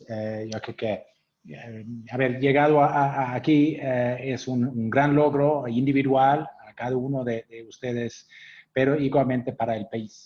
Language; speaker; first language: Spanish; non-native, fluent; English